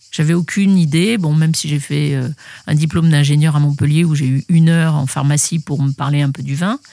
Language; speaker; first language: French; native; French